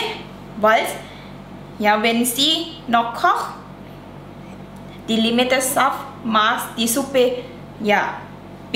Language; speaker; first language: German; non-native, learner; Thai